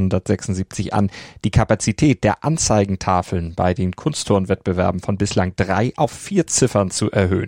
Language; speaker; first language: German; native; German